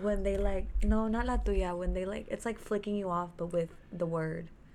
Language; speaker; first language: English; early bilingual, other home language; Spanish